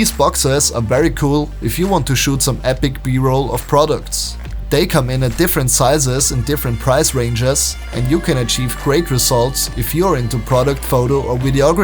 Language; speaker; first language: English; non-native, fluent; German